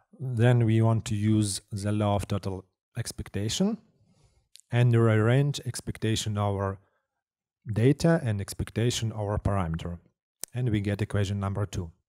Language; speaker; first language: English; non-native, fluent; Russian